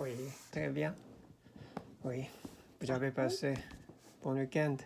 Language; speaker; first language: French; non-native, learner; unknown